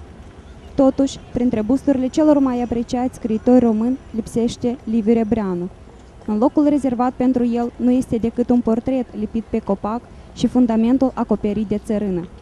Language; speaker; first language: Romanian; native; Romanian